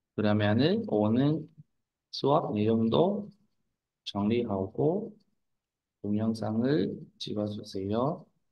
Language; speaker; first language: Korean; non-native, fluent; Vietnamese